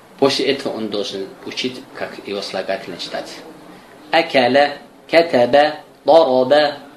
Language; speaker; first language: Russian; non-native, local second language; Azerbaijani